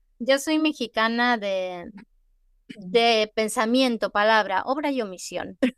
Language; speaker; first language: Spanish; native; Spanish